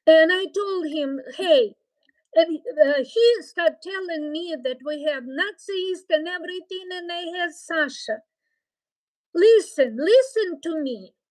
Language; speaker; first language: English; non-native, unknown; Ukrainian